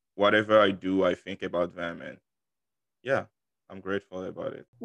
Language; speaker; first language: English; non-native, fluent; French